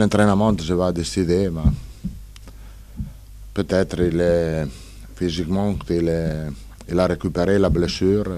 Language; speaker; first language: French; non-native, learner; Italian